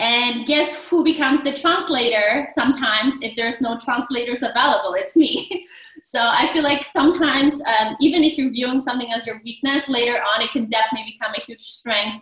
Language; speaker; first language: English; non-native, fluent; Polish